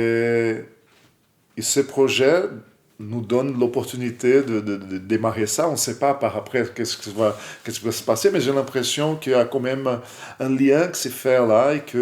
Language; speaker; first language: French; non-native, fluent; Portuguese